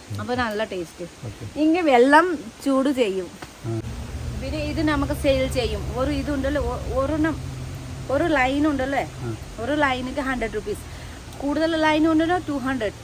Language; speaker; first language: Malayalam; non-native, learner; Nepali